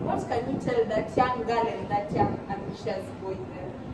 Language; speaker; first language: English; non-native, local second language; Swahili